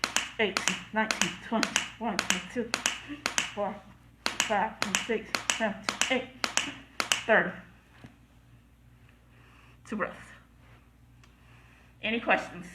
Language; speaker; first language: English; native; English